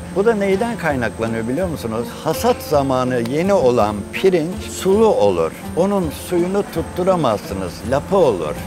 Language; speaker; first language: Turkish; native; Turkish